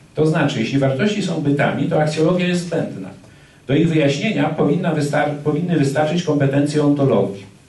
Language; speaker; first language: Polish; native; Polish